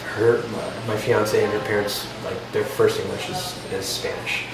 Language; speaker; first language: English; native; English